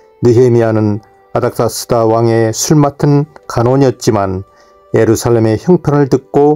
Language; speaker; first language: Korean; native; Korean